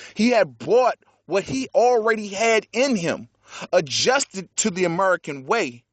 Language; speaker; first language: English; native; English